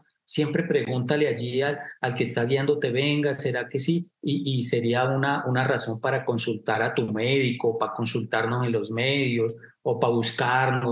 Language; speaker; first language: Spanish; native; Spanish